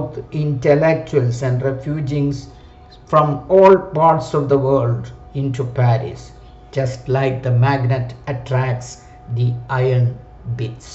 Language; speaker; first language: English; non-native, local second language; Malayalam